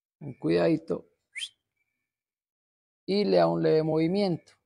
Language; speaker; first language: Spanish; native; Spanish